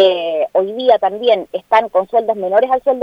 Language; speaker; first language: Spanish; native; Spanish